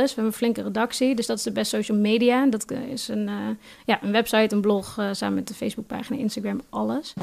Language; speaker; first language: Dutch; native; Dutch